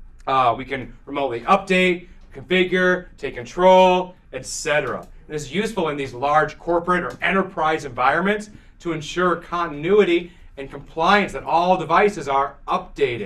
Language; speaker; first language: English; native; English